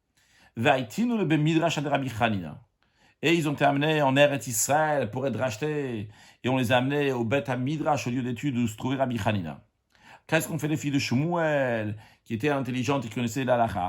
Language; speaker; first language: French; native; French